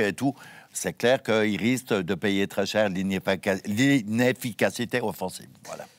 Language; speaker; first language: French; native; French